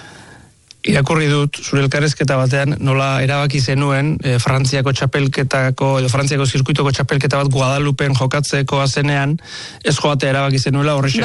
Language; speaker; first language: Basque; native; Basque